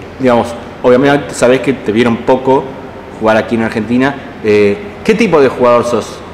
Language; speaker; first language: Spanish; native; Spanish